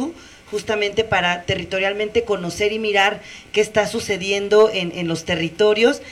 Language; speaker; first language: Spanish; native; Spanish